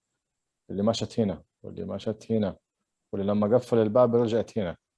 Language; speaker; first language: Arabic; native; Arabic